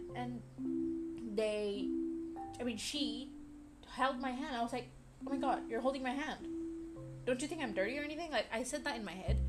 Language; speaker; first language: English; early bilingual, other home language; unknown